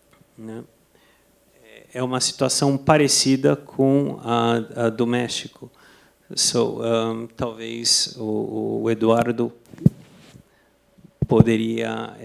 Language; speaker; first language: Portuguese; non-native, fluent; Spanish